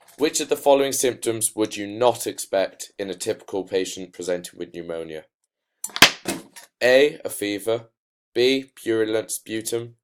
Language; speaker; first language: English; native; English